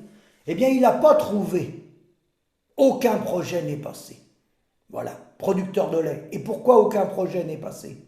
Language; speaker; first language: French; native; French